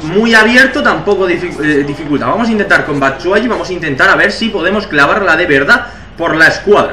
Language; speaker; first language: Spanish; native; Spanish